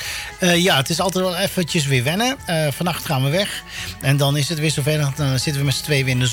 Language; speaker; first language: Dutch; native; Dutch